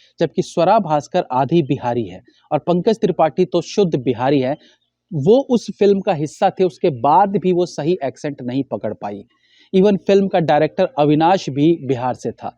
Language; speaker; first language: Hindi; native; Hindi